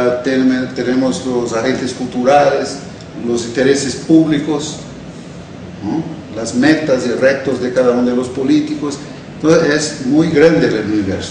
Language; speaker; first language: Spanish; non-native, fluent; Portuguese